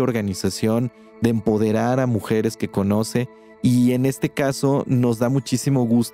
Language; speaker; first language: Spanish; native; Spanish